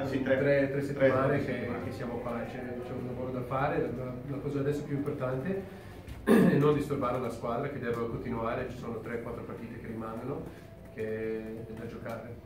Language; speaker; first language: Italian; non-native, fluent; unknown